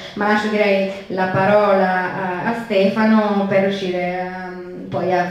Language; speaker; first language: Italian; native; Italian